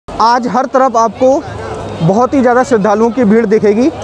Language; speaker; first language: Hindi; native; Hindi